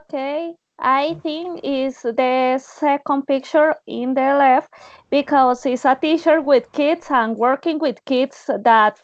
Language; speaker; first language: English; non-native, learner; Spanish